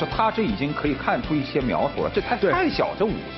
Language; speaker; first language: Chinese; native; Chinese